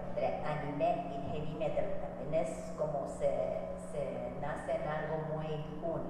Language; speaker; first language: Spanish; non-native, fluent; Japanese